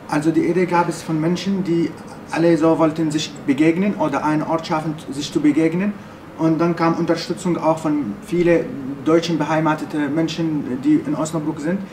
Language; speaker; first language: German; non-native, learner; Arabic